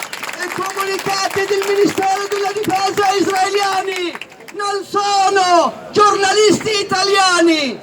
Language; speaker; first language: Italian; non-native, local second language; Arabic